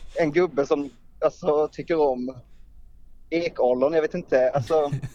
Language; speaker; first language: Swedish; native; Swedish